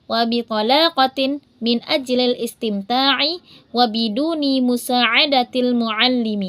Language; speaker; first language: Arabic; non-native, learner; Indonesian